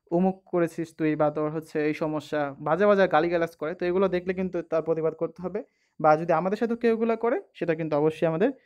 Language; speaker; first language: Bangla; native; Bangla